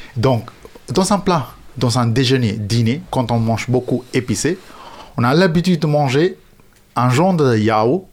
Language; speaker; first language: French; non-native, fluent; Sinhala